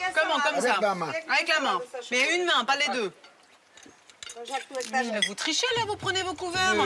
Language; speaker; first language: French; native; French